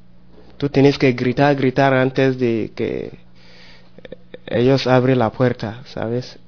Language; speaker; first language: Spanish; non-native, learner; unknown